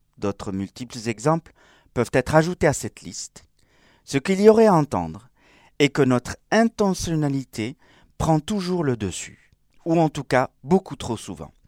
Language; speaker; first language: French; non-native, fluent; Spanish